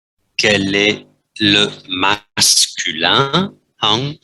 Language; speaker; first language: French; non-native, fluent; Vietnamese